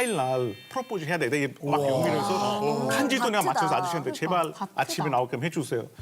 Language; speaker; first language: Korean; non-native, fluent; Hindi